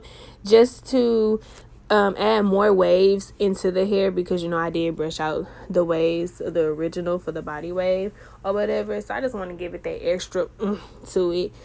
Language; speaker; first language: English; native; English